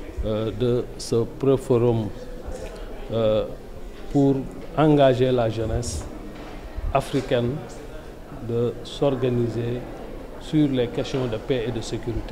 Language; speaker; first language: French; non-native, local second language; Wolof